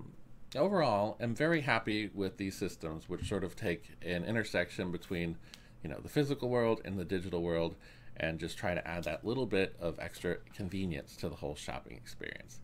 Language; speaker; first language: English; native; English